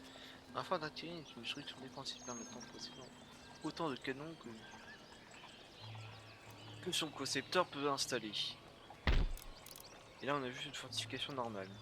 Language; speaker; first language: French; native; French